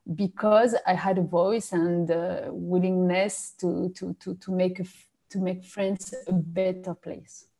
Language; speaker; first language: English; non-native, fluent; French